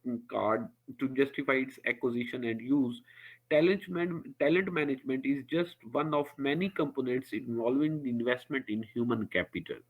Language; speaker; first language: English; non-native, local second language; Urdu